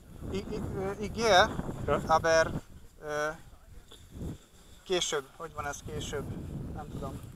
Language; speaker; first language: German; non-native, learner; Hungarian